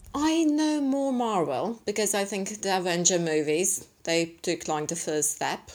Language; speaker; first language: English; non-native, fluent; Latvian